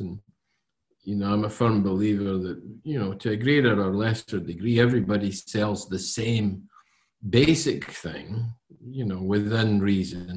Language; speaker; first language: English; native; English